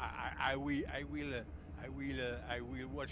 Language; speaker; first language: English; non-native, learner; French